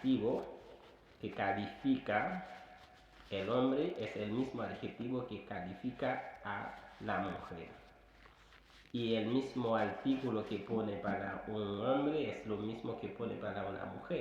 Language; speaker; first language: Spanish; non-native, fluent; Haitian Creole